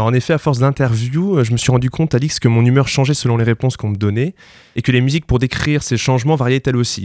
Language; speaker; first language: French; native; French